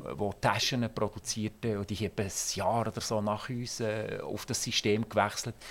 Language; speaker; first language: German; native; German